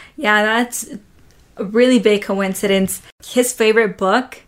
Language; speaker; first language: English; early bilingual, other home language; Spanish